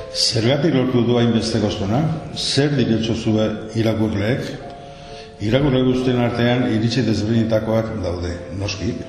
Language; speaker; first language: Basque; non-native, local second language; Spanish